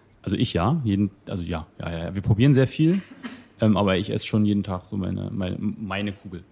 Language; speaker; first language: German; native; German